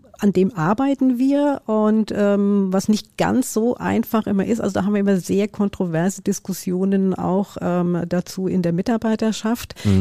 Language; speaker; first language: German; native; German